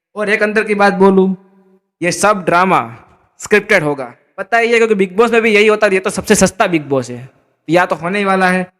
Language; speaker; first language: Hindi; native; Hindi